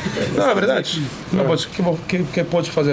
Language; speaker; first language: Portuguese; non-native, learner; English